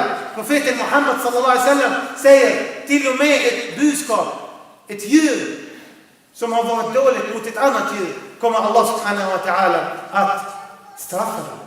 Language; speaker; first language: Swedish; non-native, fluent; Arabic